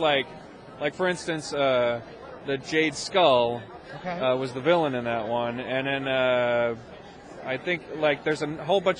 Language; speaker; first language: English; native; English